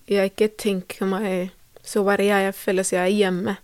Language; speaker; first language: Norwegian; non-native, learner; Tigrinya